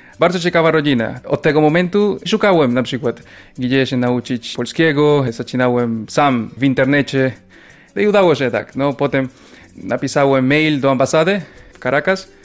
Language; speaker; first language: Polish; non-native, fluent; Spanish